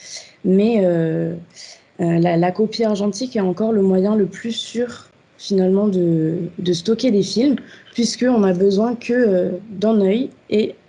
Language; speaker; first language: French; native; French